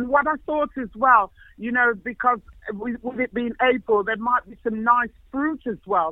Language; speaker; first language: English; native; English